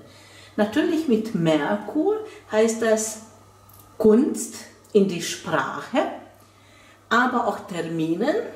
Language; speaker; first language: German; non-native, fluent; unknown